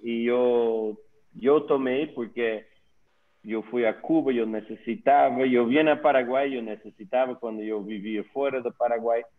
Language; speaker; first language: Spanish; non-native, learner; Dutch